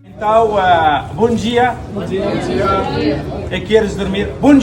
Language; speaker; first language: Portuguese; non-native, learner; Arabic